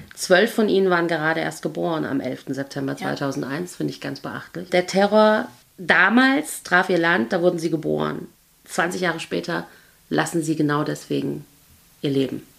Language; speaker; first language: German; native; German